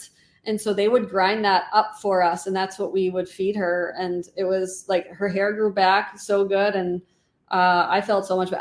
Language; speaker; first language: English; native; English